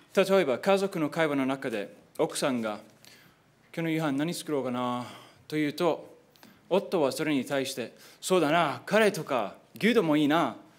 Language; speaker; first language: Japanese; non-native, fluent; English